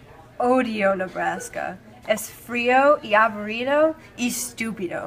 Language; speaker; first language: Spanish; non-native, learner; English